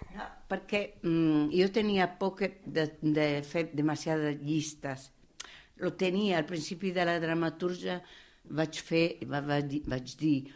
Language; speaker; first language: Catalan; non-native, fluent; Italian